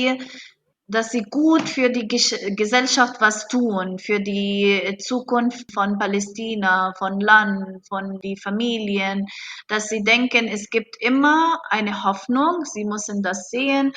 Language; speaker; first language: German; non-native, fluent; Arabic